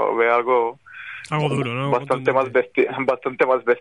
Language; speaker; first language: Spanish; non-native, fluent; Serbian